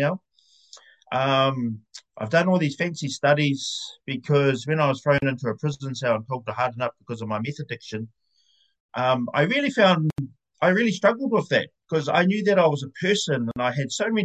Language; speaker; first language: English; native; English